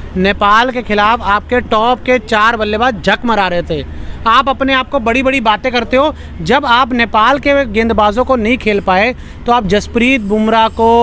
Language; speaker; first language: Hindi; native; Hindi